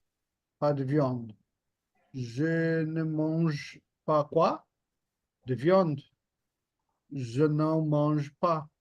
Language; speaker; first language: French; non-native, learner; Portuguese